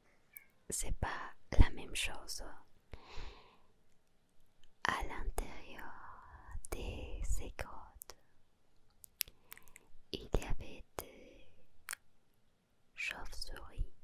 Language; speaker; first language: French; non-native, learner; Spanish